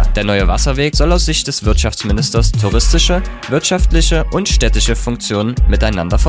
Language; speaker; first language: German; native; German